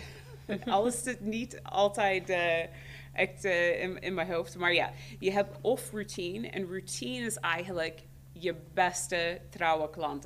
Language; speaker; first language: Dutch; non-native, fluent; English